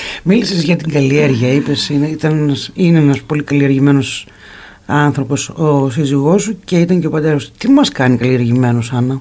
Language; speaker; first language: Greek; native; Greek